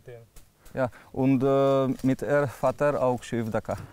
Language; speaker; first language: German; non-native, learner; Hungarian